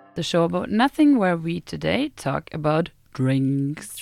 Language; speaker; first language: English; non-native, fluent; German